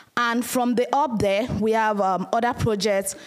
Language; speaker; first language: English; non-native, local second language; Yoruba